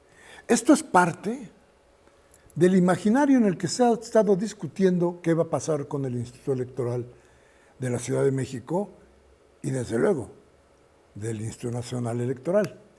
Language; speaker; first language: Spanish; native; Spanish